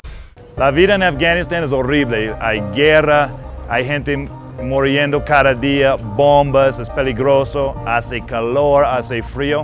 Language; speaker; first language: Spanish; non-native, fluent; English